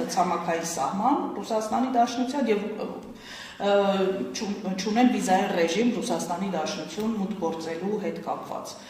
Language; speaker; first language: Armenian; native; Armenian